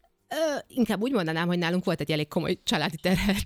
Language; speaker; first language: Hungarian; native; Hungarian